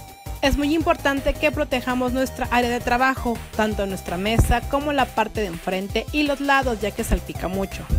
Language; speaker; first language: Spanish; native; Spanish